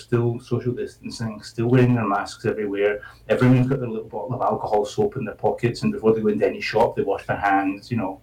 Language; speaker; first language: English; native; English